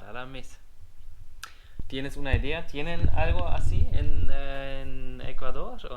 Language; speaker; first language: Spanish; non-native, learner; German